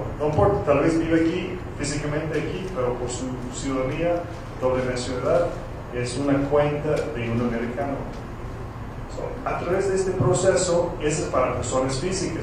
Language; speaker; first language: Spanish; non-native, fluent; English